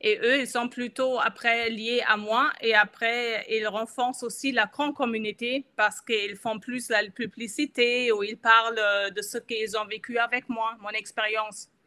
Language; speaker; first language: French; non-native, fluent; German